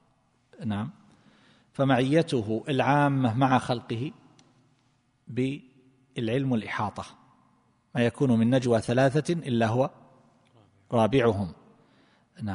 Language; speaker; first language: Arabic; native; Arabic